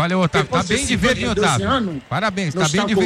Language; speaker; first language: Portuguese; native; Portuguese